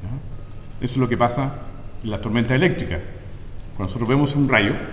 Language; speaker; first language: Spanish; native; Spanish